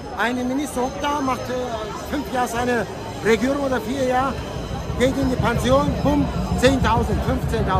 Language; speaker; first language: German; non-native, fluent; Turkish